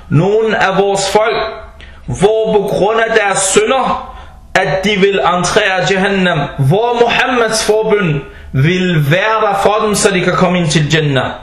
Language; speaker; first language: Danish; non-native, fluent; Arabic